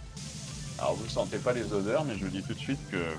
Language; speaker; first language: French; native; French